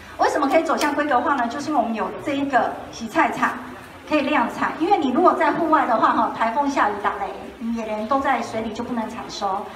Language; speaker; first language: Chinese; native; Chinese